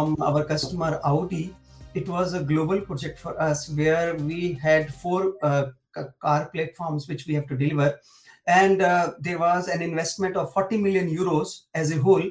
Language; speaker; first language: English; non-native, local second language; Hindi